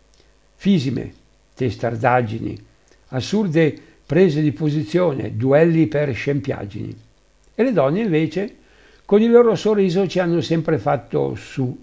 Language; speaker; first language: Italian; native; Italian